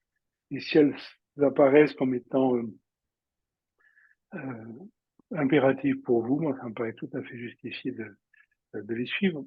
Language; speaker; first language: French; native; French